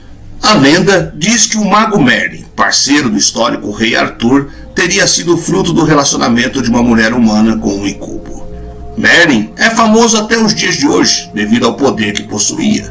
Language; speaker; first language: Portuguese; native; Portuguese